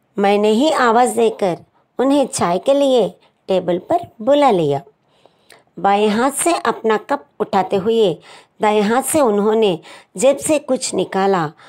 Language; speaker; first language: Hindi; non-native, local second language; Telugu